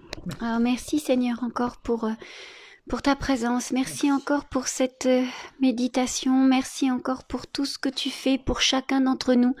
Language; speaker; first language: French; native; French